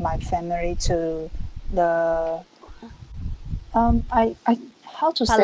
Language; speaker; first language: English; non-native, learner; Chinese